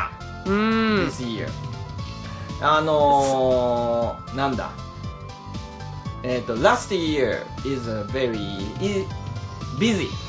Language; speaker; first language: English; non-native, learner; Japanese